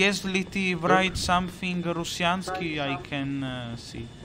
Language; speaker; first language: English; non-native, learner; Italian